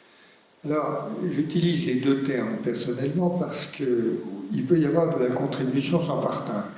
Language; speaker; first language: French; native; French